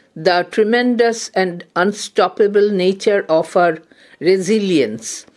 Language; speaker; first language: English; non-native, local second language; Bangla